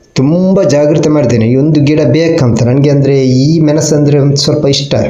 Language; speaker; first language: Kannada; non-native, local second language; Badaga